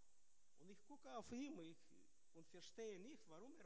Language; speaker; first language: German; non-native, learner; Russian